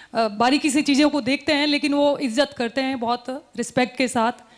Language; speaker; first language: Hindi; native; Hindi